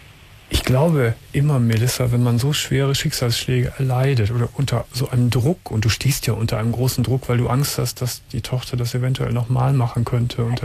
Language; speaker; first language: German; native; German